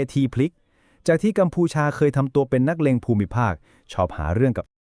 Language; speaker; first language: Thai; native; Thai